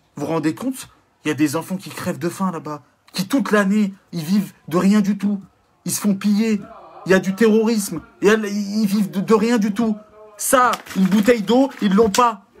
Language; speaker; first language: French; native; French